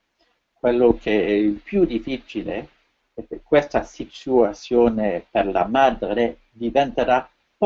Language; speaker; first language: Italian; non-native, fluent; French